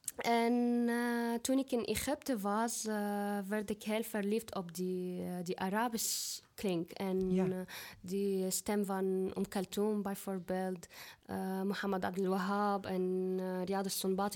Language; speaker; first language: Dutch; non-native, learner; Arabic